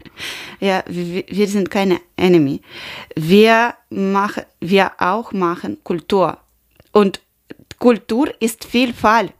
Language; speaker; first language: German; non-native, learner; Ukrainian